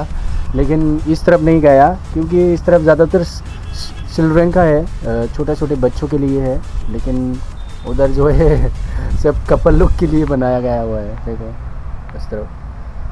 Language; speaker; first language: Hindi; non-native, local second language; Bodo